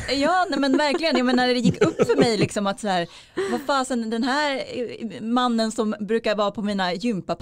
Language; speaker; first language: Swedish; native; Swedish